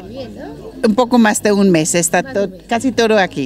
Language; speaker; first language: Spanish; non-native, learner; German